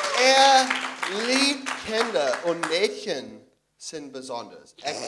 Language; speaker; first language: German; non-native, learner; English